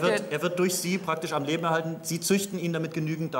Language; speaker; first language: German; native; German